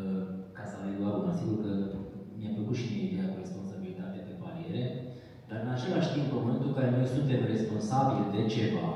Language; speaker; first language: Romanian; native; Romanian